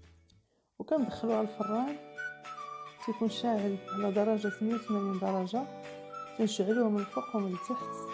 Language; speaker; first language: Arabic; native; Arabic